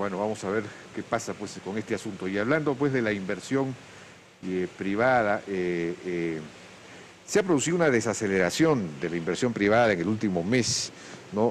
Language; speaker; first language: Spanish; native; Spanish